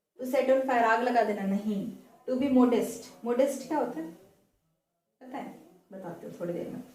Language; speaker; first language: Hindi; native; Hindi